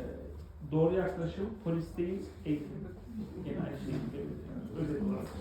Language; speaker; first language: Turkish; native; Turkish